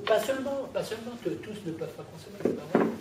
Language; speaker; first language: French; native; French